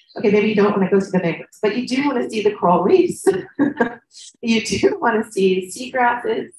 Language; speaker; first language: English; native; English